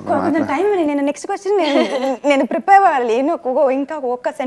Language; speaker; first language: Telugu; non-native, local second language; Tamil